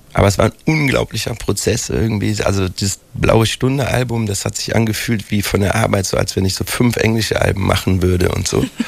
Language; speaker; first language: German; native; German